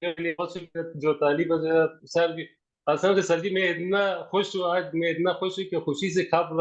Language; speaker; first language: Hindi; non-native, learner; Persian